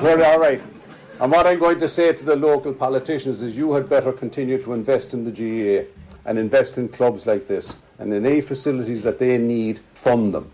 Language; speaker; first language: English; native; English